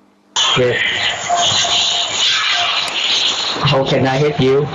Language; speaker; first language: English; non-native, learner; Vietnamese